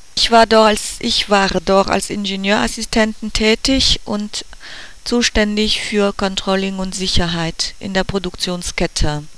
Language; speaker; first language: German; non-native, learner; French